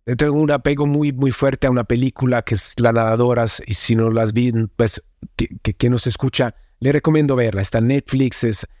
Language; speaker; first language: Spanish; non-native, fluent; Italian